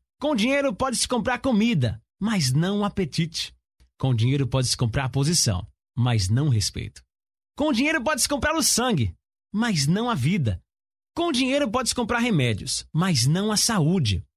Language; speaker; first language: Portuguese; native; Portuguese